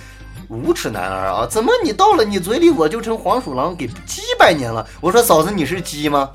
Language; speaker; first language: Chinese; native; Chinese